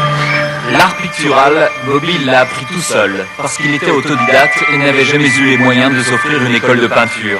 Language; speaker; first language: French; native; French